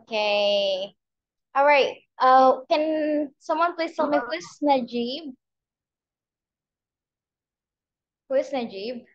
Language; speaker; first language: English; non-native, fluent; Indonesian